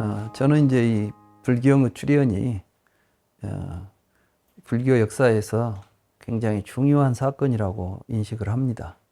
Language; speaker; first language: Korean; native; Korean